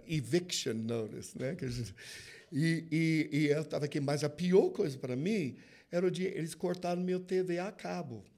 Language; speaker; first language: Portuguese; non-native, fluent; English